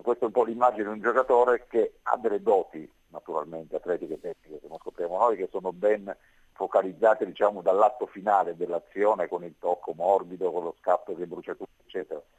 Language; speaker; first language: Italian; native; Italian